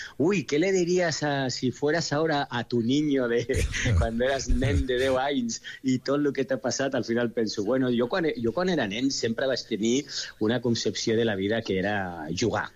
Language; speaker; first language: Catalan; non-native, local second language; Spanish